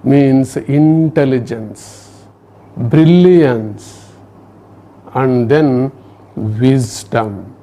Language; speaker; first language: English; non-native, local second language; Kannada